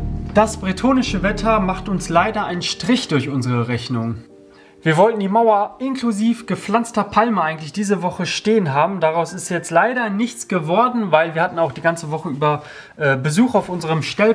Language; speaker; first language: German; native; German